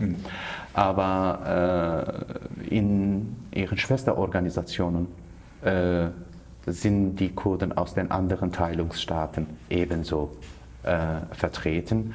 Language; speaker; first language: German; non-native, fluent; Kurdish